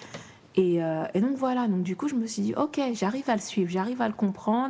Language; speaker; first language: French; native; French